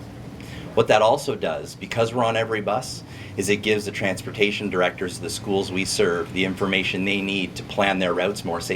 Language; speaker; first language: English; native; English